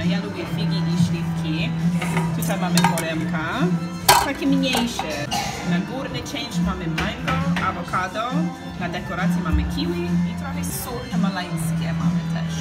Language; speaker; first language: Polish; non-native, learner; English